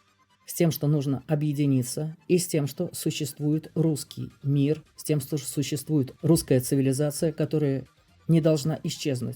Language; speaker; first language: Russian; native; Russian